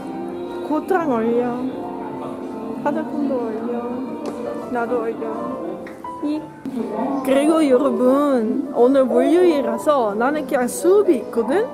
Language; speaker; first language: Korean; non-native, learner; Dutch